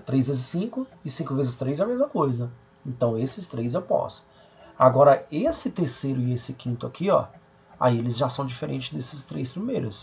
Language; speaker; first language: Portuguese; native; Portuguese